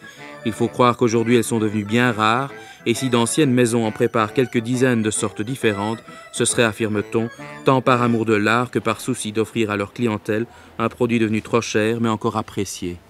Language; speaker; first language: French; native; French